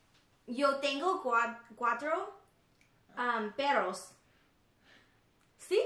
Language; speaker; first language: Spanish; non-native, learner; English